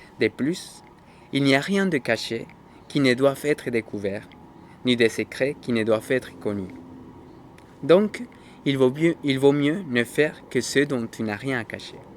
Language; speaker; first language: French; non-native, fluent; Spanish